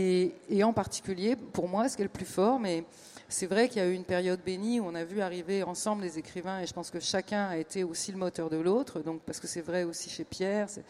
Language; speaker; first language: French; native; French